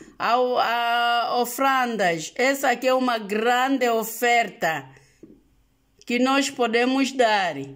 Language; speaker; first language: Portuguese; non-native, local second language; Lingala